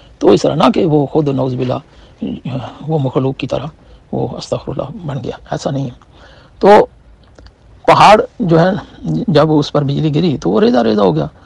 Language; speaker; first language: Urdu; native; Urdu